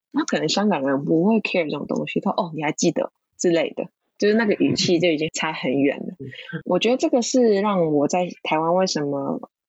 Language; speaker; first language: Chinese; non-native, local second language; Cantonese